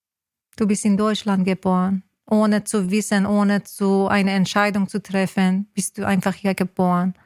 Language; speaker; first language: German; non-native, learner; Persian